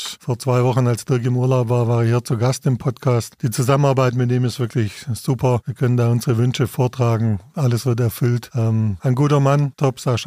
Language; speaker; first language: German; native; German